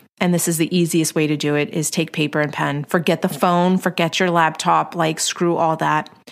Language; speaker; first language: English; early bilingual, other home language; Spanish